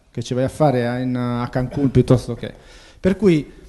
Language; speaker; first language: Italian; native; Italian